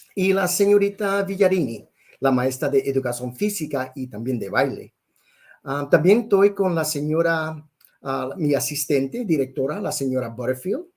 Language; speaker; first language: Spanish; early bilingual, heritage; Spanish